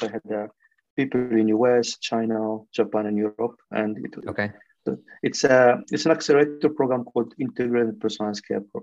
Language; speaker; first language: English; non-native, fluent; French